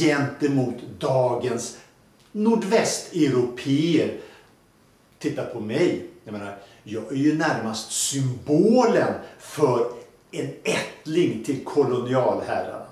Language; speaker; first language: Swedish; native; Swedish